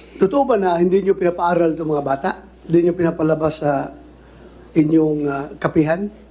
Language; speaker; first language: Filipino; non-native, local second language; Cebuano